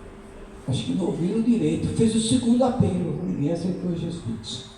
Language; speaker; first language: Portuguese; native; Portuguese